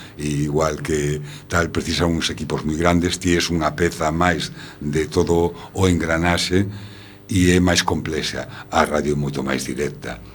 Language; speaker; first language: Galician; non-native, local second language; Spanish